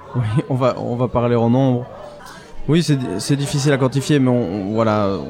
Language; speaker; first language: French; native; French